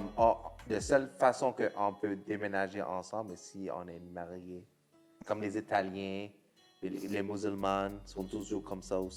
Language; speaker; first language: French; non-native, local second language; English